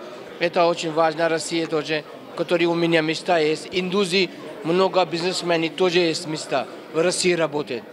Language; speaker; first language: Russian; non-native, learner; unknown